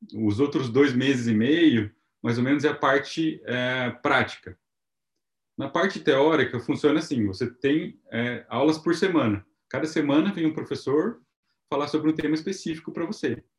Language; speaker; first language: Portuguese; native; Portuguese